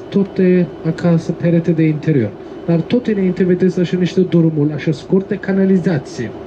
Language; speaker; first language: Romanian; non-native, learner; Turkish